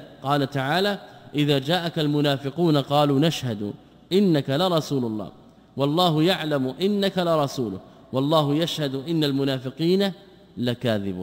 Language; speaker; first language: Arabic; native; Arabic